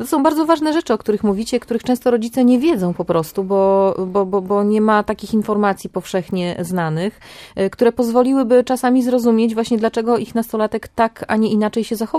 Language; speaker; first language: Polish; native; Polish